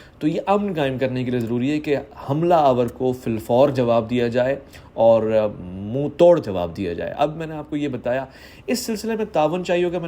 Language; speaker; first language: Urdu; native; Urdu